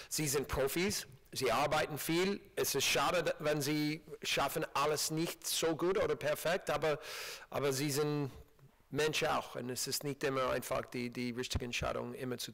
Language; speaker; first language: German; non-native, learner; English